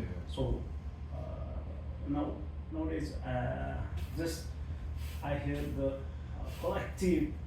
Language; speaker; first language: English; non-native, learner; Nepali